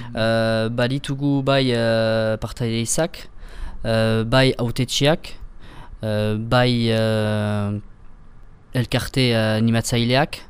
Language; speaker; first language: Basque; non-native, local second language; French